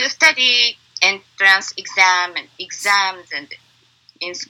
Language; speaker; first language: English; non-native, learner; Japanese